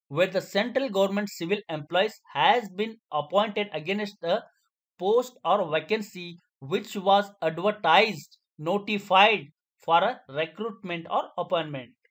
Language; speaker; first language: English; non-native, local second language; Kannada